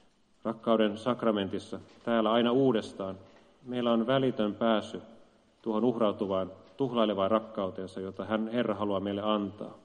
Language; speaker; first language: Finnish; native; Finnish